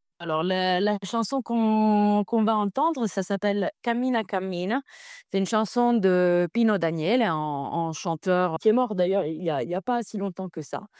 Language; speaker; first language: French; non-native, fluent; Italian